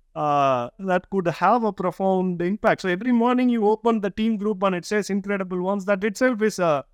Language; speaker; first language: English; non-native, local second language; Tamil